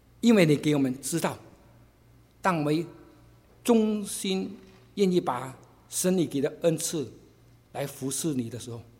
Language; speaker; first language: Chinese; non-native, local second language; Cantonese